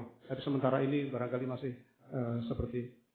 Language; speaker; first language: Indonesian; native; Indonesian